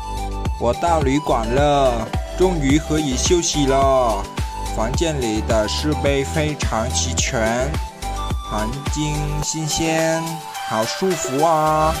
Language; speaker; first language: Chinese; non-native, fluent; Vietnamese